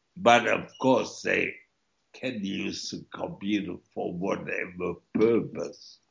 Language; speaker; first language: English; early bilingual, other home language; German